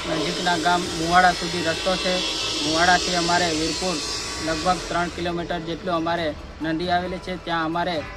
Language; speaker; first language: Gujarati; non-native, local second language; Rathawi